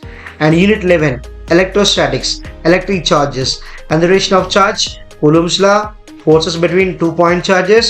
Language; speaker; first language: English; non-native, local second language; Telugu